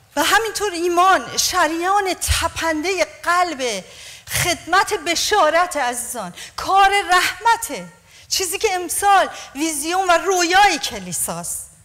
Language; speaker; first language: Persian; native; Persian